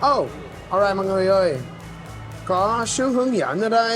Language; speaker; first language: Vietnamese; non-native, fluent; English